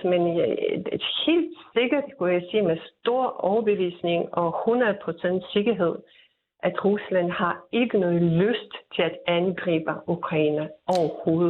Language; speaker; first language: Danish; non-native, fluent; Russian